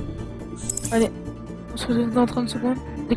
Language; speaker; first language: French; native; French